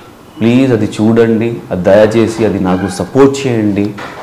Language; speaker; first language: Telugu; non-native, learner; Hindi